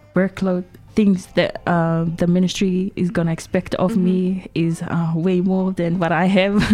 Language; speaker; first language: English; non-native, fluent; Tongan